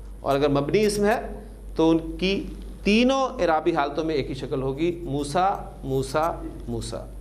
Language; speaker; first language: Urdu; native; Urdu